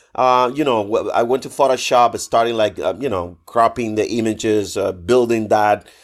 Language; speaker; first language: English; non-native, fluent; Spanish